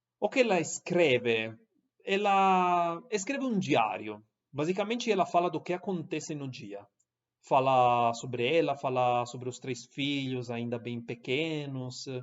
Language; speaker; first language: Portuguese; non-native, fluent; Italian